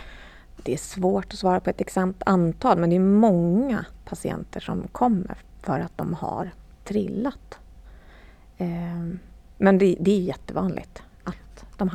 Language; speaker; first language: Swedish; native; Swedish